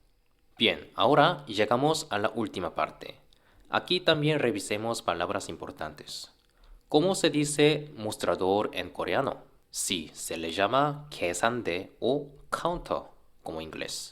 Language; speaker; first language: Spanish; non-native, fluent; Korean